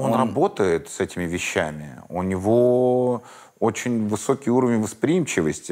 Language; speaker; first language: Russian; native; Russian